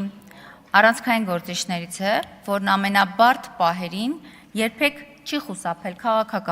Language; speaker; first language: Armenian; native; Armenian